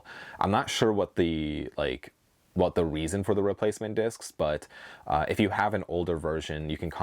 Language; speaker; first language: English; native; English